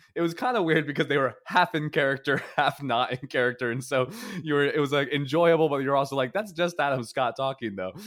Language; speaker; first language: English; native; English